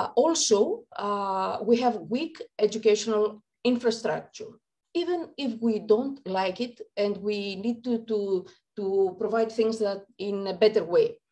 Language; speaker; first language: English; non-native, fluent; Greek